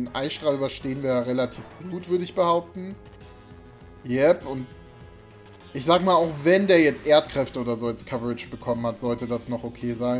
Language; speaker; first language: German; native; German